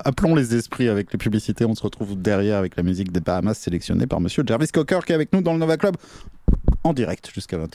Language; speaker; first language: French; native; French